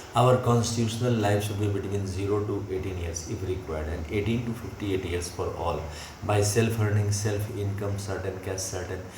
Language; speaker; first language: English; non-native, local second language; Hindi